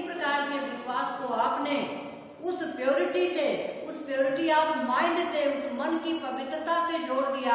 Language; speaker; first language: Hindi; native; Hindi